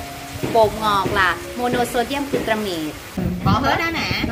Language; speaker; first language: Vietnamese; non-native, learner; Thai